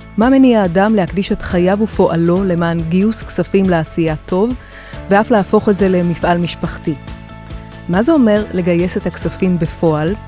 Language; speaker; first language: Hebrew; native; Hebrew